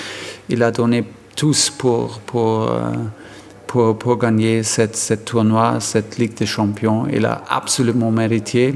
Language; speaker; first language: French; non-native, fluent; German